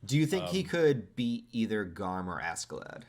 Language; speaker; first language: English; native; English